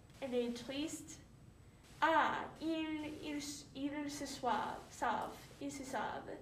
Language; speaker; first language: French; non-native, learner; English